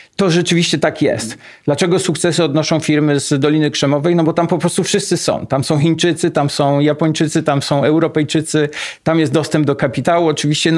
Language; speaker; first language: Polish; native; Polish